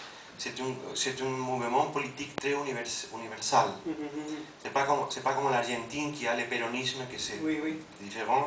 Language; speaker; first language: French; non-native, fluent; Spanish